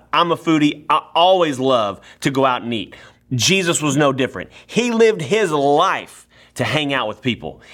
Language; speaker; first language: English; native; English